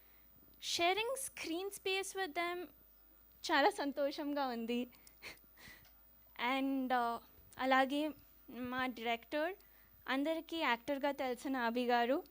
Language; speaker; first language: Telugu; non-native, learner; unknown